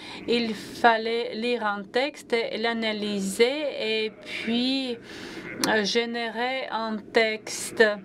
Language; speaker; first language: French; non-native, fluent; Latvian